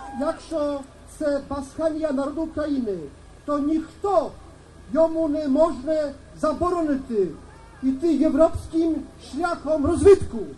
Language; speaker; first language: Ukrainian; non-native, learner; Polish